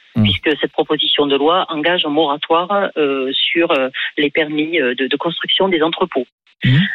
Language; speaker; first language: French; native; French